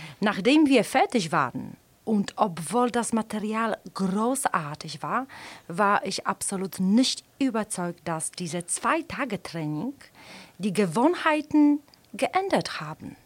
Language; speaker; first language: German; non-native, fluent; Polish